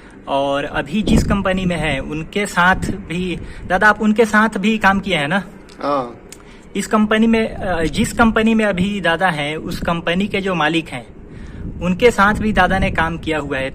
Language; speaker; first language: Hindi; native; Hindi